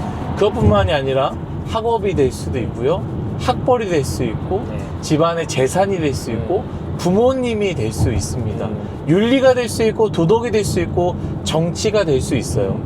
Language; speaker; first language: Korean; native; Korean